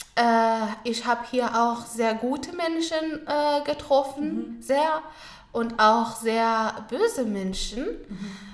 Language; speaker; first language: German; non-native, learner; Pashto